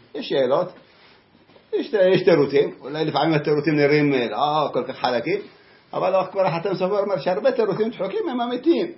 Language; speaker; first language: Hebrew; native; Hebrew